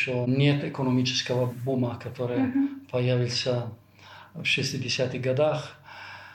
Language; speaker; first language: Russian; non-native, fluent; Italian